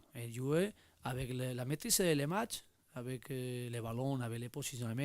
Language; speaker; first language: French; non-native, learner; Spanish